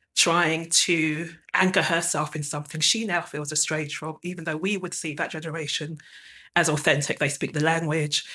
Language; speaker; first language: English; early bilingual, other home language; Akan